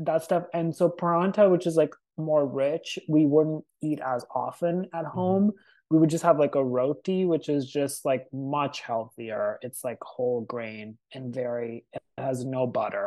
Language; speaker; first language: English; non-native, local second language; Hindi